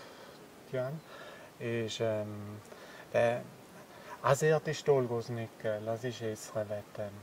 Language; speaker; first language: Hungarian; non-native, learner; German